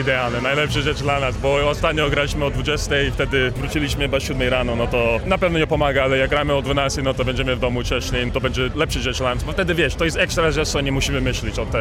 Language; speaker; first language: Polish; non-native, learner; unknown